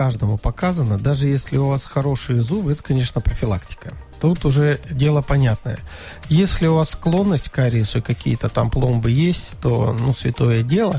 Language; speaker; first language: Russian; native; Russian